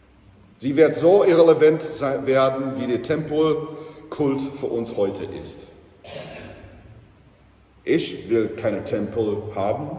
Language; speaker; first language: German; non-native, fluent; English